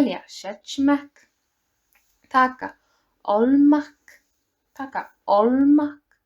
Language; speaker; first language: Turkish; non-native, learner; Icelandic